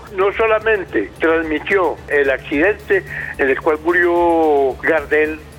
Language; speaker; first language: Spanish; native; Spanish